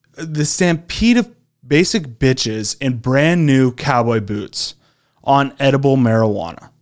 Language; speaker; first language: English; native; English